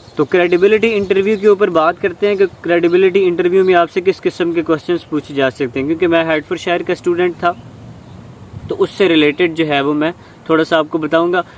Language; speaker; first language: Urdu; non-native, local second language; Pashto